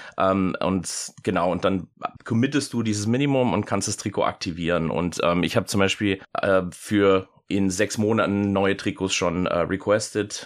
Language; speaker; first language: German; early bilingual, other home language; English